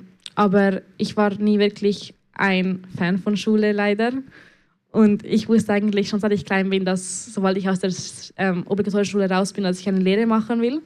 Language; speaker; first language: German; early bilingual, other home language; Spanish